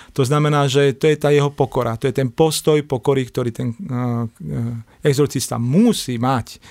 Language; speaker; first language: Slovak; native; Slovak